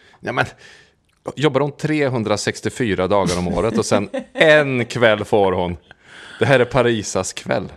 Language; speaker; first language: Swedish; native; Swedish